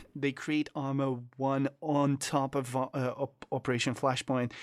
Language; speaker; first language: English; non-native, fluent; French